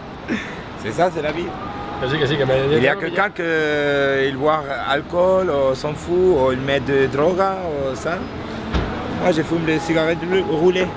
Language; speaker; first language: French; non-native, learner; Spanish